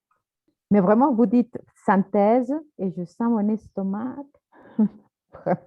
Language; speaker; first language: French; non-native, fluent; Spanish